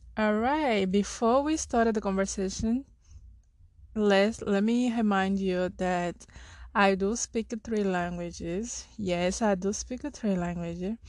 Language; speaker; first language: English; non-native, fluent; Portuguese